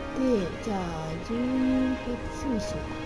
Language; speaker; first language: Japanese; native; Japanese